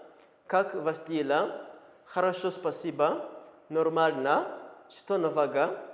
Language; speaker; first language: Russian; non-native, learner; Kinyarwanda